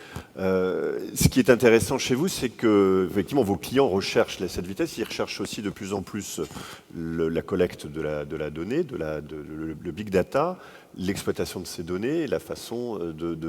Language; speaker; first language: French; native; French